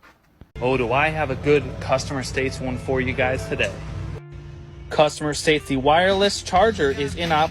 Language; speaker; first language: English; native; English